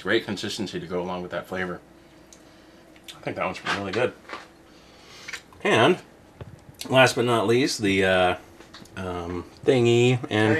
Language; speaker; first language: English; native; English